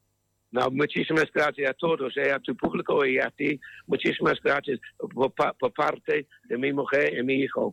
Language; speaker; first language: Spanish; non-native, learner; English